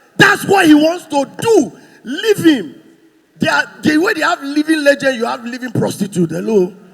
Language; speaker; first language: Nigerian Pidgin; non-native, local second language; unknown